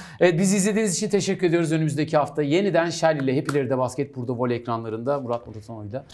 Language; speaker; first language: Turkish; native; Turkish